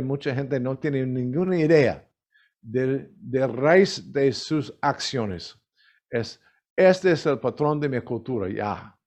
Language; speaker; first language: Spanish; non-native, learner; English